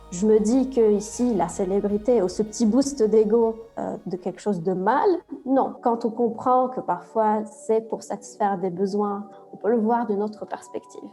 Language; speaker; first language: French; non-native, local second language; Arabic